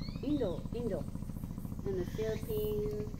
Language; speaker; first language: English; non-native, local second language; Japanese